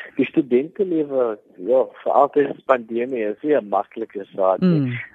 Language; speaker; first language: Afrikaans; native; Afrikaans